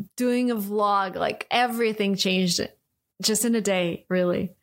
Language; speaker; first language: English; non-native, fluent; Russian